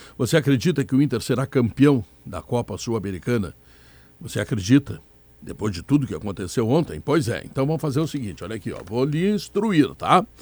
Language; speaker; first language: Portuguese; native; Portuguese